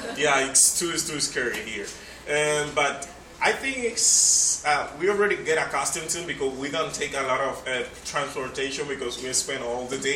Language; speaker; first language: English; non-native, fluent; Spanish